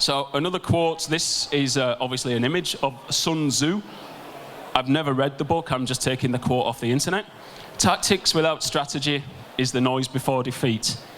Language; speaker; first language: English; native; English